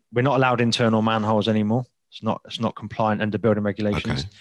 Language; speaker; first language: English; native; English